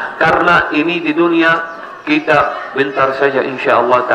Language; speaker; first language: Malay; non-native, learner; Arabic